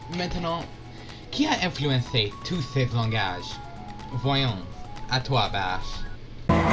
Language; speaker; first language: French; non-native, learner; English